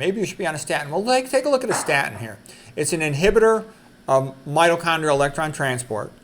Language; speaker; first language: English; native; English